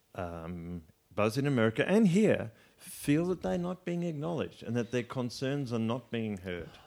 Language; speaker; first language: English; native; English